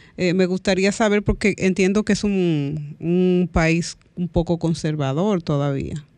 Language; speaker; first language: Spanish; native; Spanish